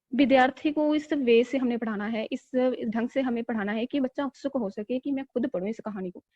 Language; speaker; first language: Hindi; non-native, local second language; Punjabi